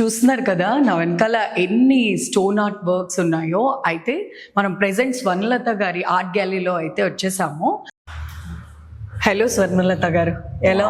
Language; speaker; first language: Telugu; native; Telugu